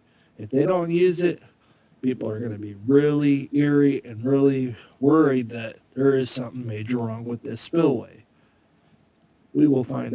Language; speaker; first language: English; native; English